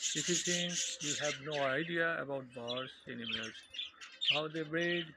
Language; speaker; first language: English; non-native, local second language; Bangla